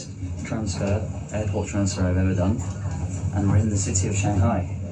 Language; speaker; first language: English; native; English